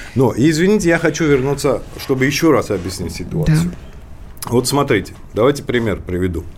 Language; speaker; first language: Russian; non-native, local second language; Georgian